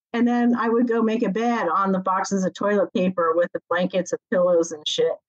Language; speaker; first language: English; native; English